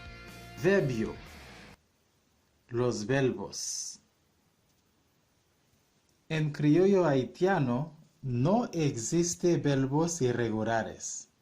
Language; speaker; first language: Spanish; non-native, fluent; Haitian Creole